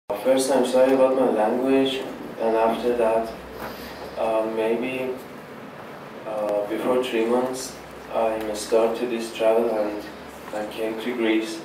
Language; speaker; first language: English; non-native, learner; Persian